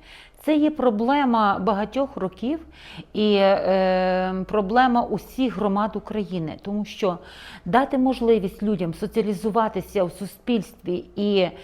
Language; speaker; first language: Ukrainian; native; Ukrainian